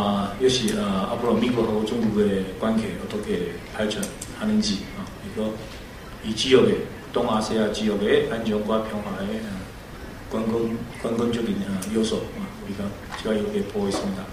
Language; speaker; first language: Korean; non-native, fluent; Chinese